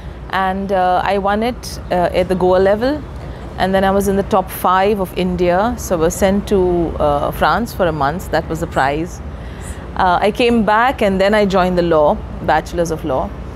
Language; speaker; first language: English; non-native, local second language; Konkani